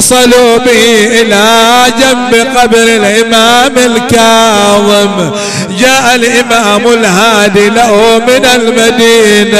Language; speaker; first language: Arabic; native; Arabic